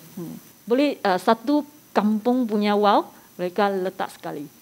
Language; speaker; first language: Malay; non-native, local second language; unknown